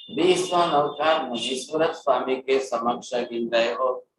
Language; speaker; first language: Hindi; non-native, local second language; Gujarati